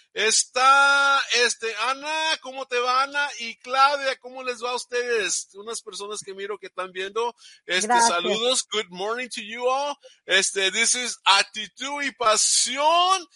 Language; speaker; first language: Spanish; early bilingual, heritage; Spanish